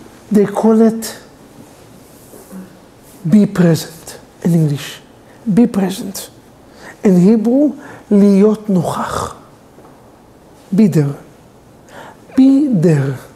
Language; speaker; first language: English; non-native, fluent; Hebrew